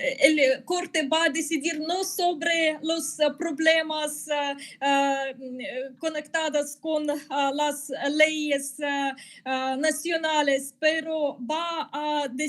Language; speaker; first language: Spanish; non-native, fluent; Russian